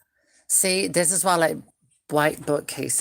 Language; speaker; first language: English; native; English